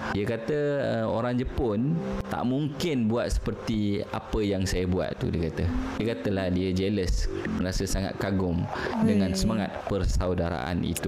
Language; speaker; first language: Malay; native; Malay